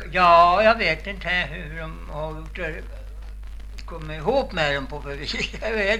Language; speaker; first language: Swedish; native; Swedish